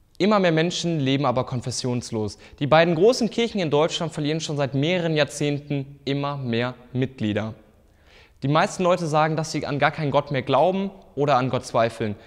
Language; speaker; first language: German; native; German